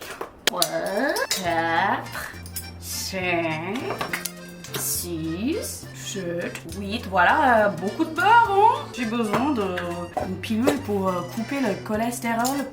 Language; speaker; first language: French; non-native, fluent; English